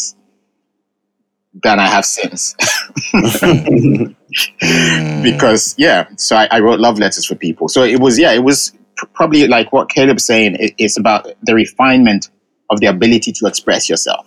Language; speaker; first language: English; non-native, local second language; Ga